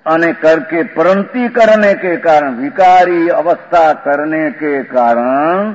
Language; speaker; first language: Hindi; non-native, local second language; Gujarati